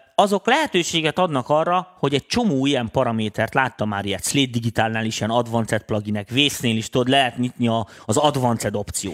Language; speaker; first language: Hungarian; native; Hungarian